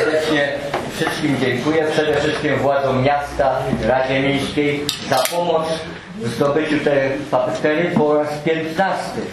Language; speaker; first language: Polish; native; Polish